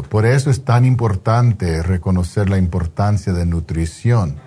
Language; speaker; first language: Spanish; non-native, fluent; English